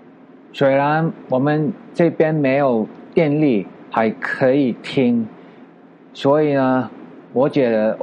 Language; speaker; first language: Chinese; non-native, learner; Filipino